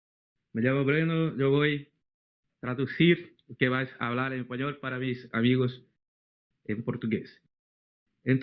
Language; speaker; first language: Spanish; non-native, fluent; Portuguese